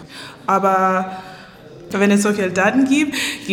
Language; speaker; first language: German; non-native, learner; English